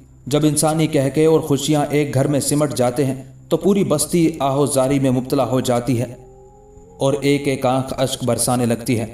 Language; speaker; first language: Urdu; native; Urdu